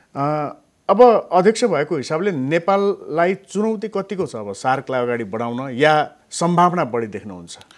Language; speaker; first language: Nepali; native; Nepali